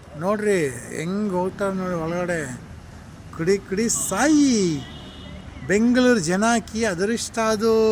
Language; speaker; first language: Kannada; non-native, local second language; Telugu